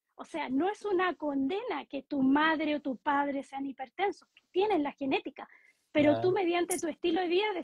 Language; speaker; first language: Spanish; native; Spanish